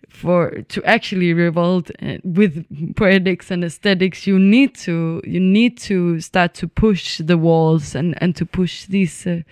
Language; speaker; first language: English; non-native, fluent; Danish